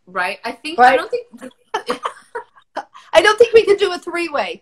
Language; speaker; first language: English; native; English